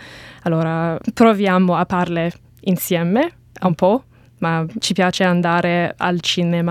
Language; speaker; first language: Italian; non-native, learner; English